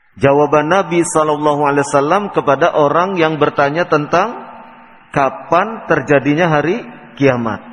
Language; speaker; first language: Indonesian; native; Indonesian